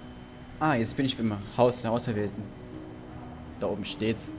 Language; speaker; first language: German; native; German